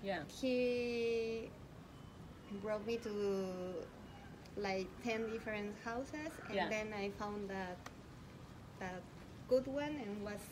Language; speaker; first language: English; non-native, learner; Spanish